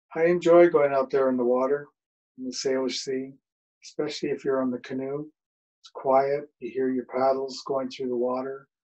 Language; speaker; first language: English; native; English